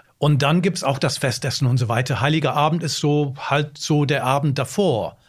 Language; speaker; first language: German; non-native, fluent; English